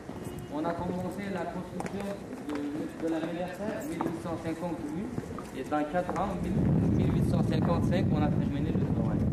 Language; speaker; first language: French; non-native, fluent; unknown